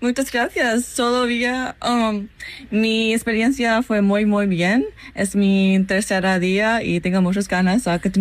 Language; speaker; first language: Spanish; non-native, learner; English